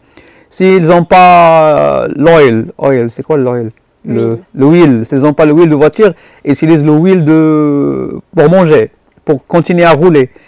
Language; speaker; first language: French; non-native, local second language; Arabic